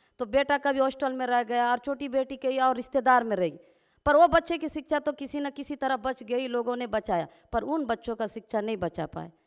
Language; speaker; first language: Hindi; non-native, local second language; Gondi